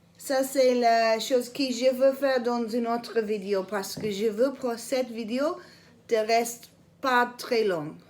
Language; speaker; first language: French; non-native, learner; English